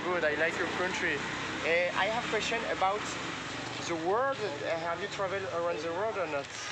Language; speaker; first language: English; non-native, fluent; French